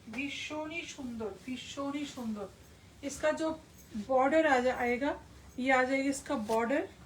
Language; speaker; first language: Hindi; non-native, local second language; Bangla